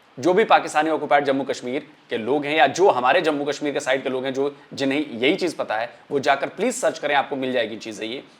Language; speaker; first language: Hindi; native; Hindi